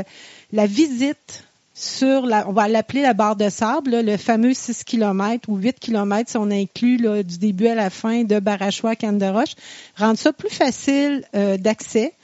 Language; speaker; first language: French; native; French